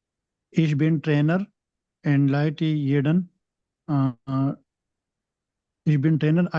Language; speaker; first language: German; non-native, learner; Urdu